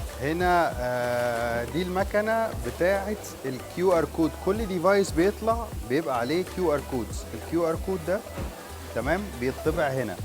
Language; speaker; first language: Arabic; native; Arabic